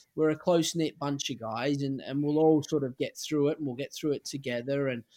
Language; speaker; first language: English; native; English